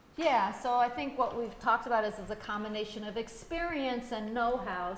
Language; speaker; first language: English; native; English